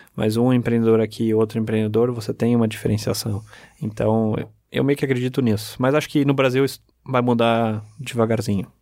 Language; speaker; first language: Portuguese; early bilingual, other home language; German